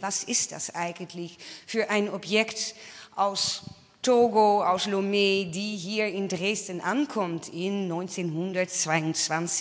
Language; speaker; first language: German; non-native, fluent; Dutch